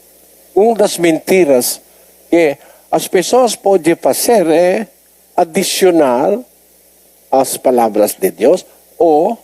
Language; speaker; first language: Portuguese; non-native, learner; Filipino